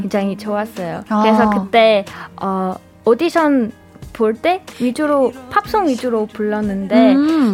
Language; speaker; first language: Korean; non-native, learner; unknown